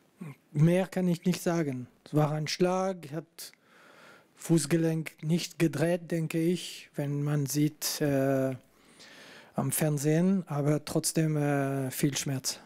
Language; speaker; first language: German; non-native, local second language; French